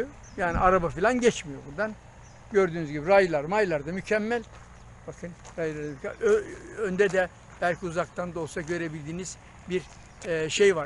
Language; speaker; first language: Turkish; native; Turkish